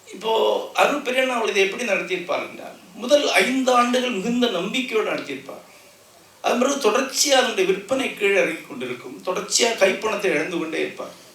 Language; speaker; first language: Tamil; non-native, local second language; Malayalam